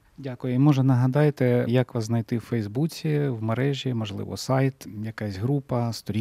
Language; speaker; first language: Ukrainian; native; Ukrainian